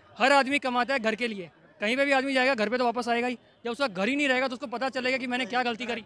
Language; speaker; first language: Hindi; non-native, local second language; Gujarati